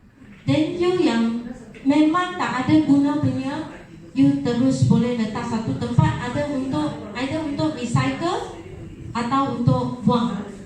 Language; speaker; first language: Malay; non-native, local second language; Chinese